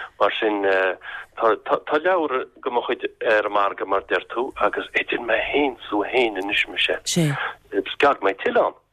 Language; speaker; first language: Irish; non-native, local second language; English